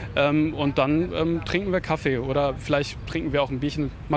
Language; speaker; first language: German; native; German